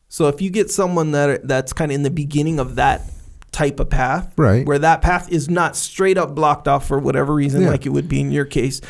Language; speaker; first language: English; native; English